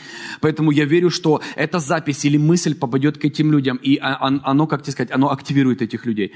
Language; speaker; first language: Russian; native; Russian